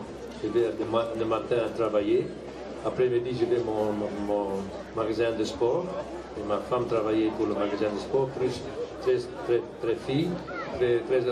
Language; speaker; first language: French; non-native, local second language; Dutch